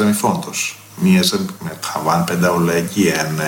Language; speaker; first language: Hungarian; non-native, fluent; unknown